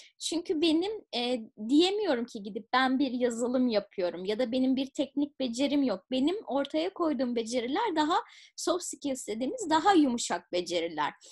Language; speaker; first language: Turkish; native; Turkish